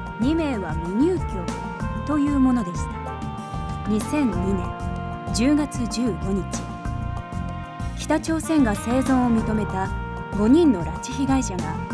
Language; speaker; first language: Japanese; native; Japanese